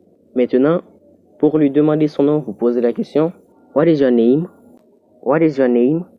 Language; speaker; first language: French; non-native, local second language; Haitian Creole